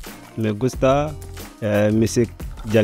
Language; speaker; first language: Spanish; non-native, learner; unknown